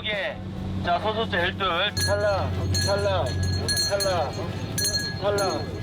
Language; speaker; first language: Korean; native; Korean